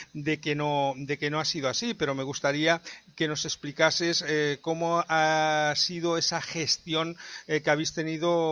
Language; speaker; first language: Spanish; native; Spanish